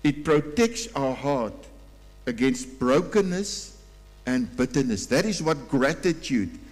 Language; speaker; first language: English; non-native, local second language; Afrikaans